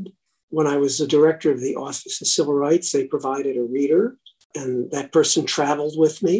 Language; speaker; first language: English; native; English